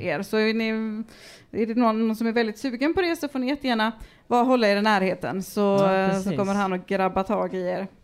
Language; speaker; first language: Swedish; native; Swedish